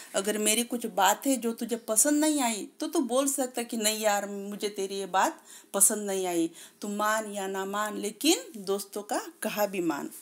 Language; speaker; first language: Hindi; non-native, local second language; Marathi